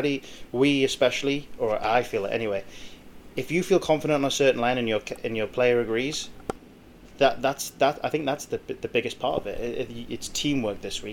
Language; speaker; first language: English; native; English